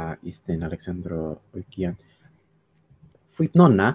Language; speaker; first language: Greek; non-native, learner; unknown